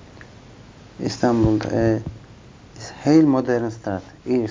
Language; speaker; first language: Dutch; non-native, learner; Turkish